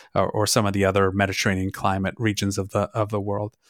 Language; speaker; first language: English; non-native, fluent; German